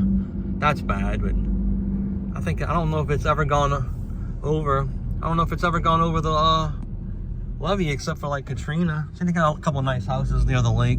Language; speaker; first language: English; native; English